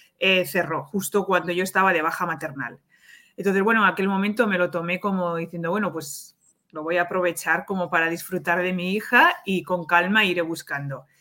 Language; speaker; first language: Spanish; native; Spanish